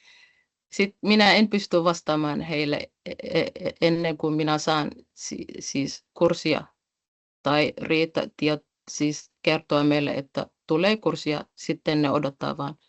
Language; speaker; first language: Finnish; non-native, fluent; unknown